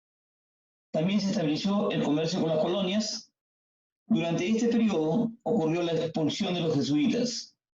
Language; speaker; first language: Spanish; native; Spanish